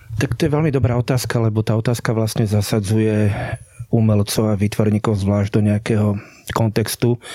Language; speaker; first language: Slovak; native; Slovak